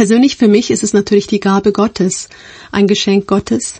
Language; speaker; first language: German; non-native, fluent; Turkish